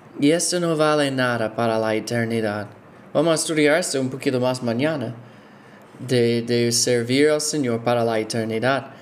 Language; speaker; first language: Spanish; non-native, fluent; English